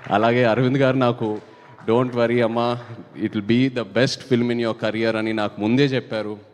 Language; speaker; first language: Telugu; native; Telugu